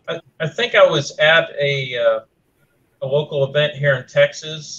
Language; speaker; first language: English; native; English